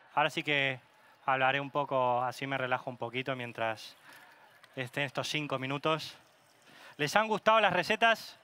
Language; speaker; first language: Spanish; non-native, local second language; Catalan